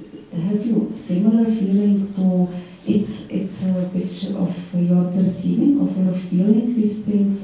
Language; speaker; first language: English; non-native, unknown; Czech